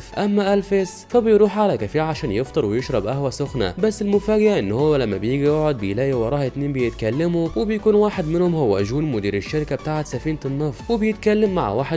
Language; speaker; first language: Arabic; native; Arabic